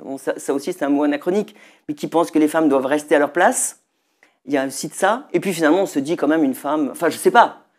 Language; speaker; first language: French; native; French